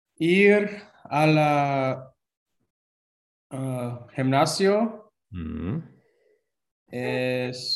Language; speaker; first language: Spanish; non-native, learner; English